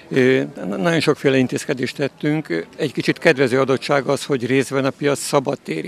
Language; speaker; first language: Hungarian; native; Hungarian